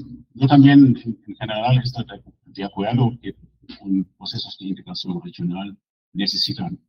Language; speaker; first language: Spanish; non-native, fluent; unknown